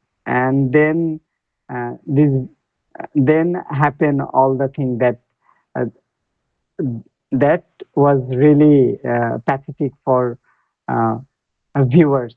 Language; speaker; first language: English; non-native, learner; Bangla